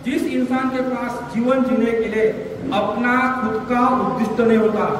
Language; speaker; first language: Hindi; non-native, local second language; Marathi